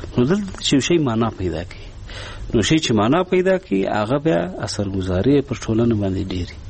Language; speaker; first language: Pashto; non-native, local second language; Persian